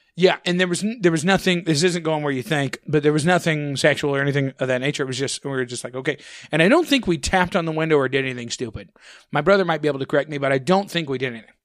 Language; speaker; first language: English; native; English